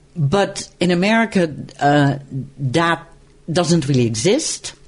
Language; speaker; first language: English; non-native, fluent; Dutch